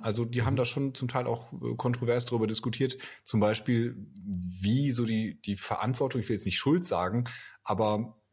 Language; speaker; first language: German; native; German